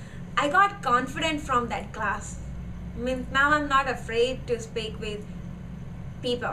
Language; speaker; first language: English; non-native, learner; Gujarati